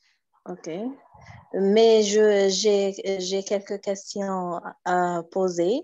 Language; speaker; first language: French; non-native, learner; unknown